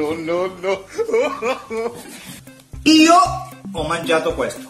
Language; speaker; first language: Italian; non-native, learner; Spanish